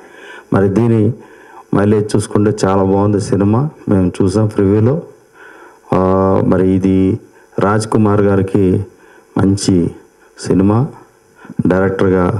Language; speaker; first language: Telugu; native; Telugu